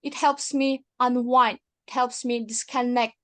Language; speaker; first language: English; non-native, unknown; Kazakh